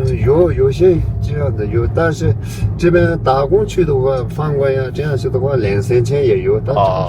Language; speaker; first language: Chinese; non-native, local second language; Tibetan